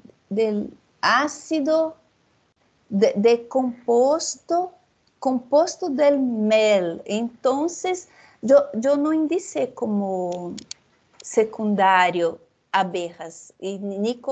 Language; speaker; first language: Spanish; non-native, fluent; Portuguese